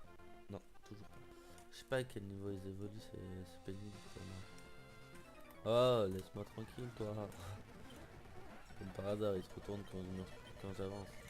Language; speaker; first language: French; native; French